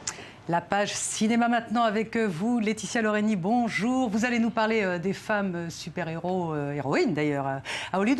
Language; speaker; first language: French; native; French